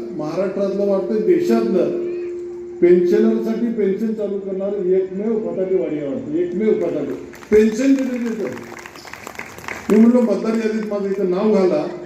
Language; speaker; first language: Marathi; non-native, local second language; Lambadi